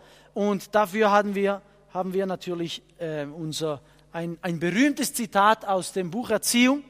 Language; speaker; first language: German; non-native, fluent; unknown